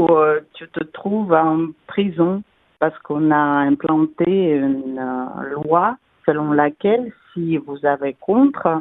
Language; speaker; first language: French; non-native, fluent; Russian